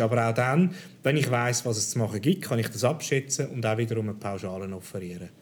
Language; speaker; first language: German; native; German